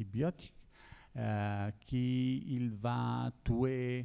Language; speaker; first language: French; non-native, learner; Italian